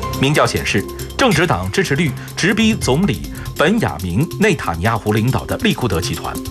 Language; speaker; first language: Chinese; native; Chinese